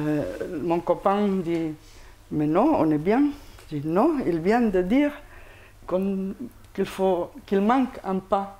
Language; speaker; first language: French; non-native, fluent; Spanish